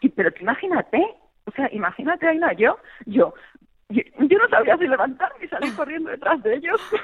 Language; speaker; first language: Spanish; native; Spanish